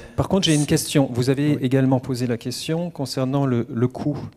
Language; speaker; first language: French; native; French